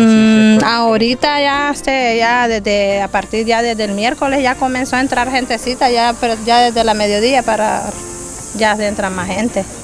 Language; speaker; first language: Spanish; native; Spanish